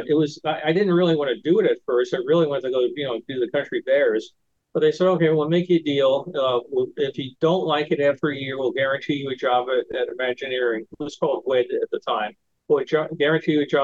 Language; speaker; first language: English; native; English